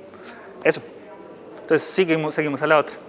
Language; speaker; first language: Spanish; native; Spanish